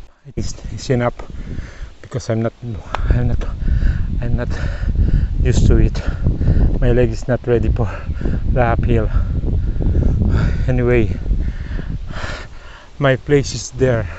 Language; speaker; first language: English; non-native, local second language; Filipino